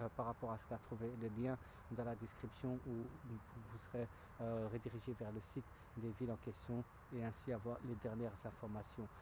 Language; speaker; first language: French; native; French